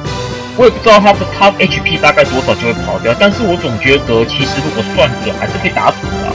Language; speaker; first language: Chinese; native; Chinese